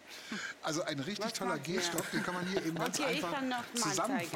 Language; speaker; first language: German; native; German